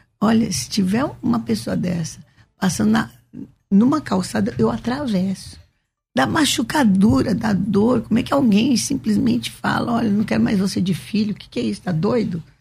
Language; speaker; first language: Portuguese; native; Portuguese